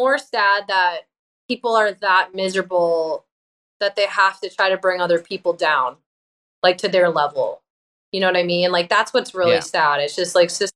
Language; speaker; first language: English; native; English